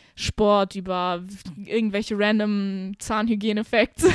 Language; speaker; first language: German; native; German